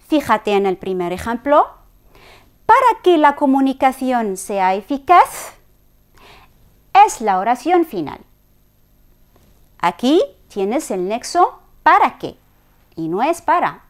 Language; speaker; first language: Spanish; non-native, fluent; Arabic